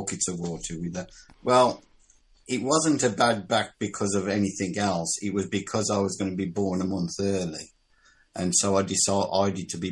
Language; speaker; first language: English; native; English